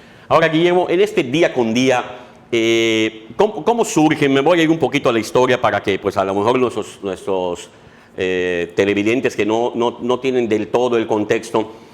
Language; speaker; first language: Spanish; native; Spanish